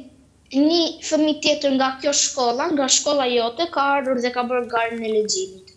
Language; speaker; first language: Albanian; early bilingual, heritage; Albanian